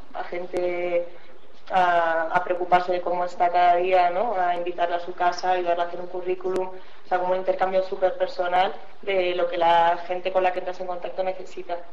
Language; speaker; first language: Spanish; native; Spanish